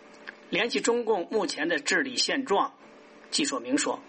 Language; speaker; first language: Chinese; native; Chinese